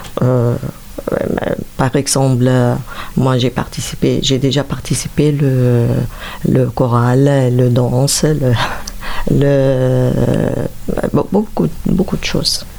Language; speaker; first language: French; non-native, learner; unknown